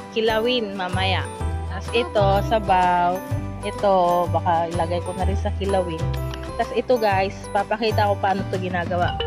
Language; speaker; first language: Filipino; non-native, local second language; Cebuano